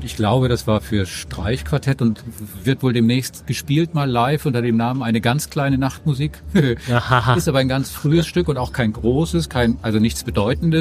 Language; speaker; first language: German; native; German